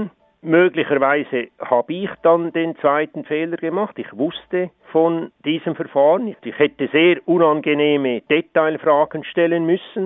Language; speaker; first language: German; native; German